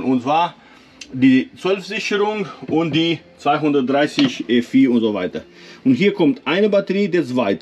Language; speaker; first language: German; non-native, fluent; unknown